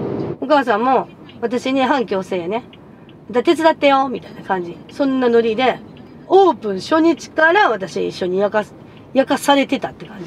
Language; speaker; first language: Japanese; native; Japanese